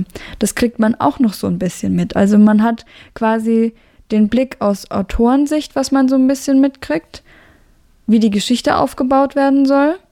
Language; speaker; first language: German; native; German